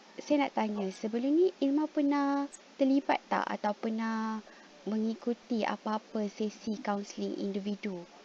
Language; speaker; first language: Malay; native; Malay